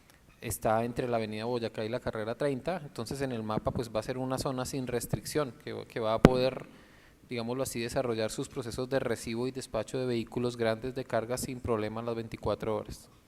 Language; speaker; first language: Spanish; native; Spanish